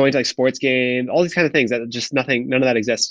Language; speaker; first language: English; native; English